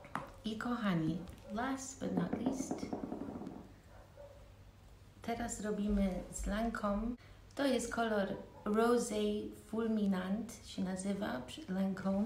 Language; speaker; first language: Polish; early bilingual, heritage; Polish